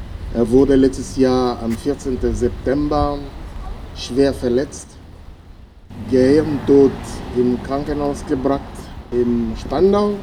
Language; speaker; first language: German; non-native, fluent; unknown